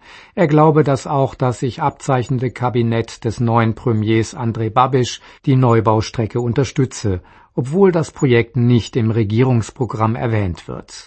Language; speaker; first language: German; native; German